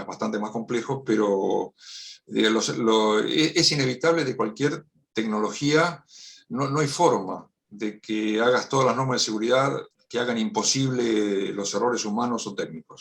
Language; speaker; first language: Spanish; native; Spanish